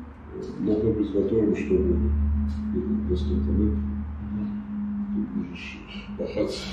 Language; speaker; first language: Russian; non-native, fluent; Georgian